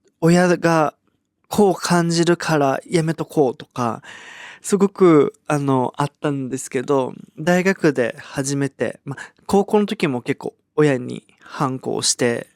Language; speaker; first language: Japanese; early bilingual, other home language; Portuguese